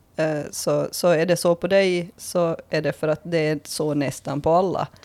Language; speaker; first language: Swedish; native; Swedish